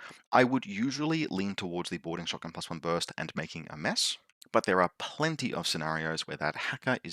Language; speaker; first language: English; native; English